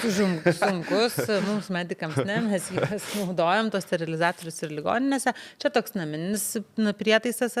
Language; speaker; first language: Lithuanian; native; Lithuanian